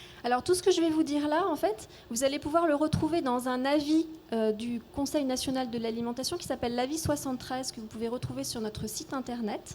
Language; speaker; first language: French; native; French